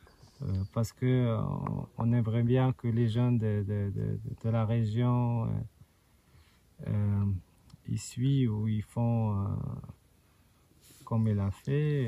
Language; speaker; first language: French; non-native, local second language; Arabic